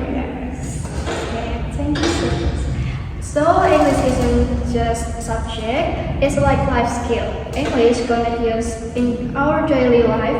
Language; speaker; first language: English; non-native, learner; Indonesian